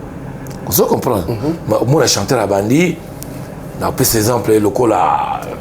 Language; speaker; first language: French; non-native, local second language; Lingala